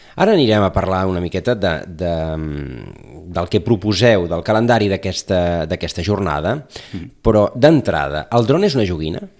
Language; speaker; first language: Catalan; native; Catalan